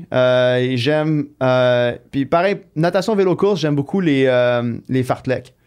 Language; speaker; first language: French; native; French